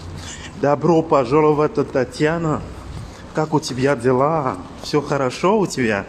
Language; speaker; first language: Russian; non-native, learner; French